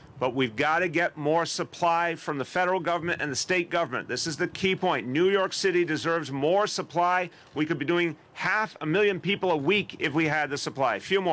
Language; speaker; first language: English; native; English